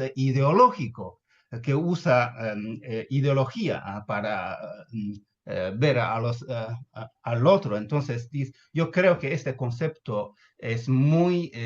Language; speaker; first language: Spanish; non-native, fluent; Chinese